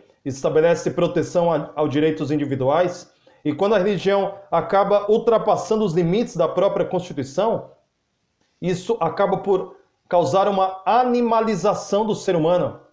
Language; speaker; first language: Portuguese; native; Portuguese